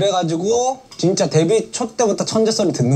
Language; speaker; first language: Korean; native; Korean